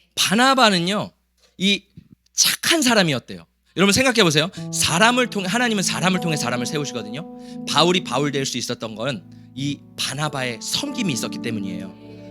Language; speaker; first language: Korean; early bilingual, heritage; Korean